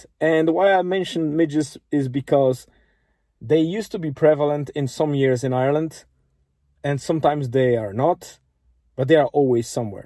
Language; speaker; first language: English; non-native, fluent; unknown